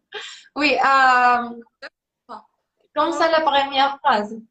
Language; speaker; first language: French; non-native, learner; Spanish